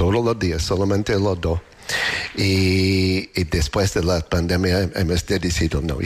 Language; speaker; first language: Spanish; non-native, learner; English